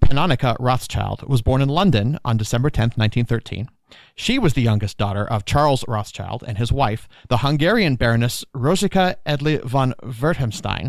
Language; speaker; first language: English; native; English